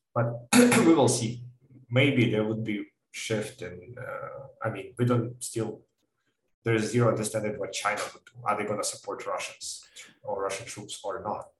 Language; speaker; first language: English; non-native, fluent; Ukrainian